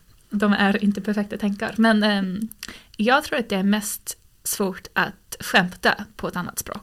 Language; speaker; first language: Swedish; non-native, fluent; English